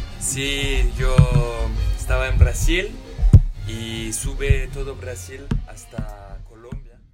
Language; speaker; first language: Spanish; non-native, learner; English